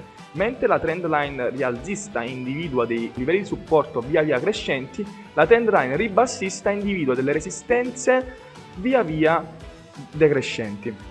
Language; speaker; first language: Italian; native; Italian